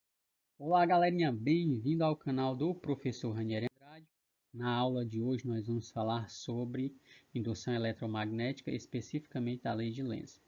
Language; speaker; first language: Portuguese; native; Portuguese